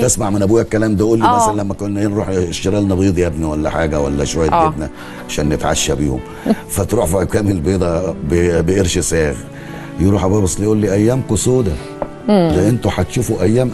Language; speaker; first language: Arabic; native; Arabic